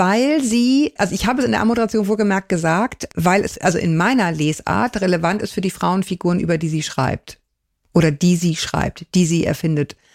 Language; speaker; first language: German; native; German